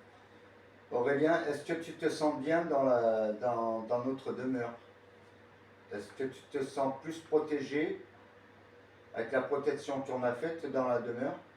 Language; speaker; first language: French; native; French